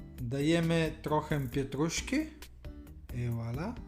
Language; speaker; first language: Polish; non-native, learner; Italian